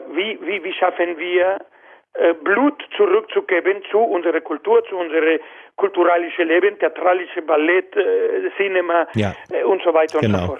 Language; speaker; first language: German; non-native, learner; Spanish